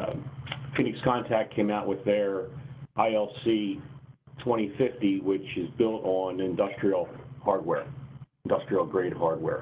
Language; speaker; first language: English; native; English